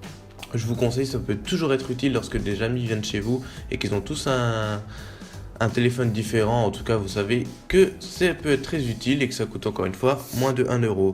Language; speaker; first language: French; native; French